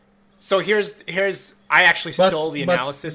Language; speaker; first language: English; native; English